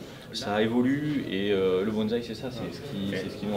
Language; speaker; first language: French; native; French